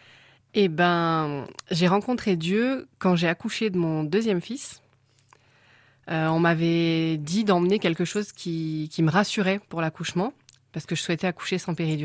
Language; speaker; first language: French; native; French